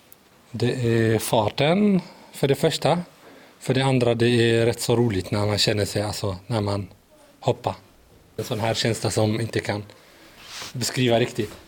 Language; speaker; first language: Swedish; early bilingual, other home language; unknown